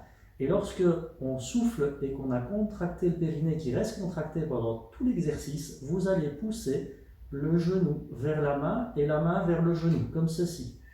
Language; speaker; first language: French; native; French